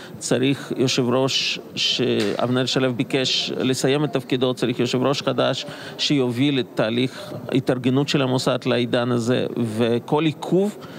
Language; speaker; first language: Hebrew; non-native, fluent; Russian